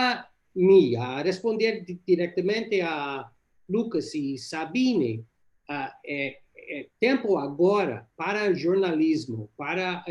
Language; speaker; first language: Portuguese; non-native, learner; English